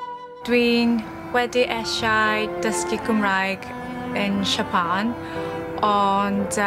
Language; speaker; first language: Welsh; non-native, learner; Japanese